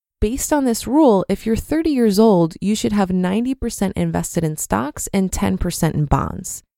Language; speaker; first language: English; native; English